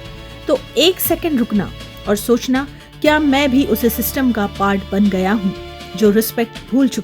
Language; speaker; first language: Hindi; native; Hindi